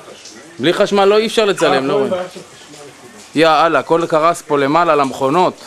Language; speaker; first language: Hebrew; native; Hebrew